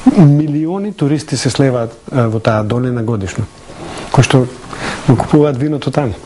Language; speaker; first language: Macedonian; native; Macedonian